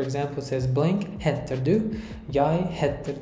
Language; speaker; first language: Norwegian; non-native, learner; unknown